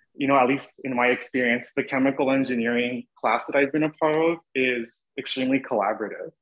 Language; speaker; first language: English; native; English